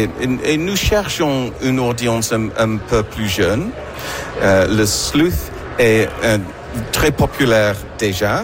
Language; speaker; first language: French; non-native, learner; English